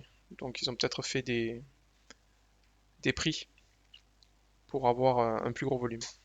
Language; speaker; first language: French; native; French